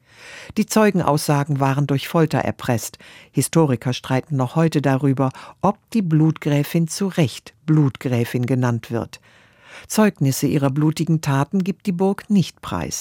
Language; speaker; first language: German; native; German